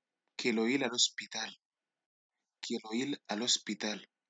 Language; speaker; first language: Spanish; non-native, learner; Haitian Creole